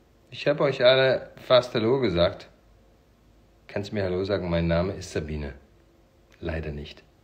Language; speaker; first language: German; non-native, fluent; English